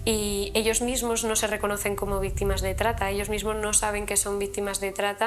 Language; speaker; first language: Spanish; native; Spanish